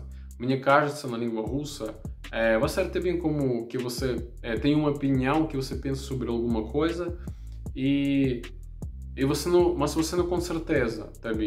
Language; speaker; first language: Portuguese; non-native, learner; Russian